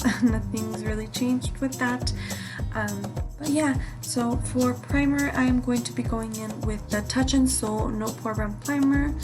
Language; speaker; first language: English; native; English